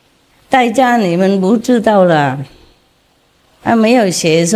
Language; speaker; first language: Chinese; non-native, fluent; Vietnamese